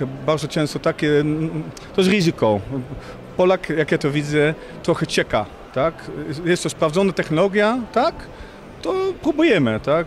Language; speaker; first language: Polish; non-native, fluent; Dutch